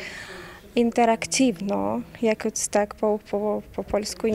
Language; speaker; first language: Polish; non-native, learner; Ukrainian